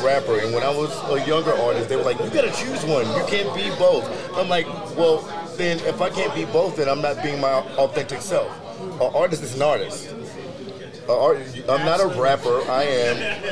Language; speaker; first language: English; native; English